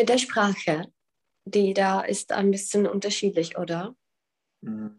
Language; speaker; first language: German; non-native, fluent; Czech